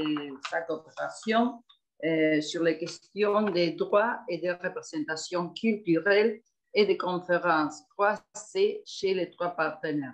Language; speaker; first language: French; non-native, fluent; Spanish